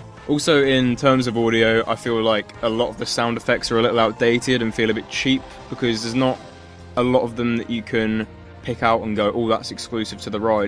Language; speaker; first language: English; native; English